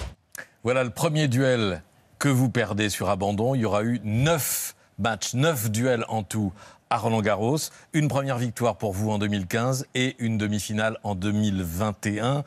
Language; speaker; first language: French; native; French